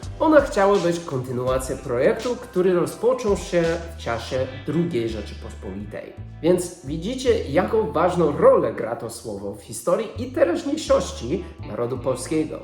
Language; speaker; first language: Polish; non-native, fluent; English